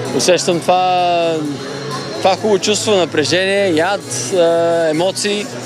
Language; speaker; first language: Bulgarian; native; Bulgarian